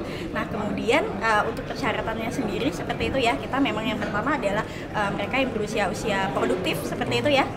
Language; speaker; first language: Indonesian; native; Indonesian